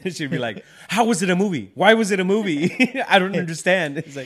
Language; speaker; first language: English; early bilingual, other home language; Spanish